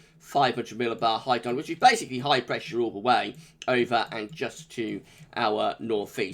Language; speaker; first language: English; native; English